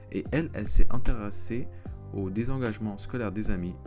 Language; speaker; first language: French; early bilingual, other home language; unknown